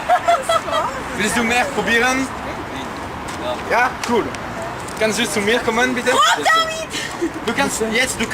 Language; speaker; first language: German; non-native, learner; French